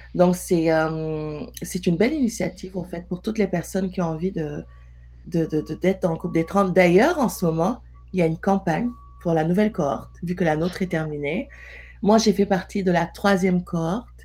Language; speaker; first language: French; non-native, local second language; Wolof